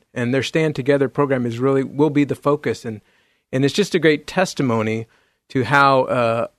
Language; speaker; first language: English; native; English